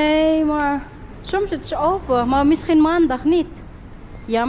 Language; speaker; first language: Dutch; non-native, learner; Waray